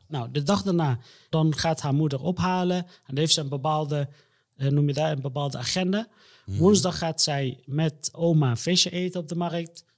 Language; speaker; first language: Dutch; non-native, fluent; Arabic